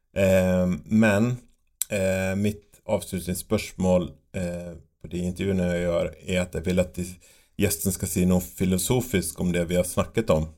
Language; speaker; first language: Norwegian; native; Norwegian